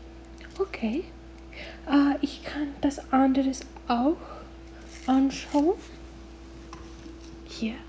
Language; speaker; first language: German; non-native, learner; English